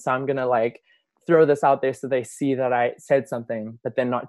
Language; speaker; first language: English; native; English